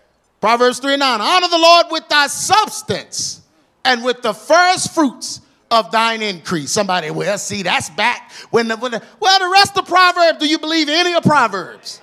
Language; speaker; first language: English; native; English